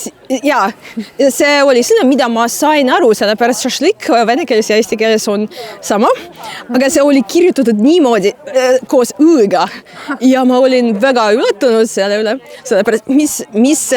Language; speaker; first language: Estonian; non-native, fluent; Russian